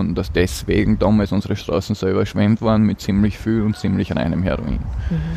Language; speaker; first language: German; native; German